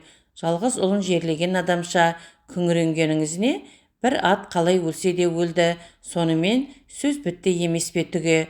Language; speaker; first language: Kazakh; native; Kazakh